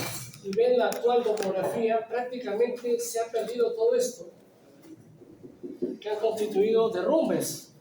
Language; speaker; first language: Spanish; native; Spanish